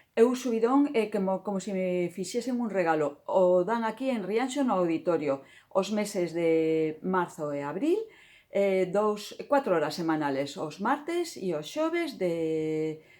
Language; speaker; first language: Galician; non-native, local second language; Spanish